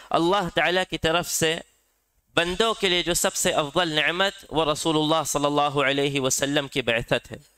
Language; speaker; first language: Urdu; native; Urdu